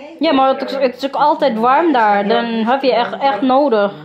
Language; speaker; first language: Dutch; non-native, learner; Filipino